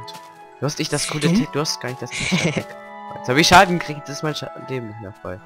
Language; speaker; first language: German; native; German